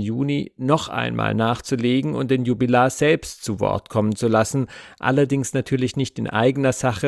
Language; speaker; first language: German; native; German